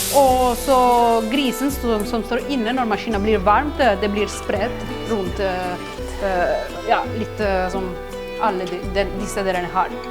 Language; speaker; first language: Norwegian; non-native, fluent; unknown